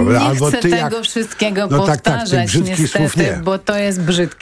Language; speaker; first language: Polish; non-native, local second language; Ukrainian